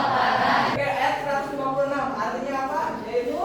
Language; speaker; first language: Malay; native; Malay